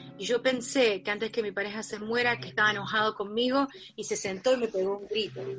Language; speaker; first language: Spanish; early bilingual, heritage; Spanish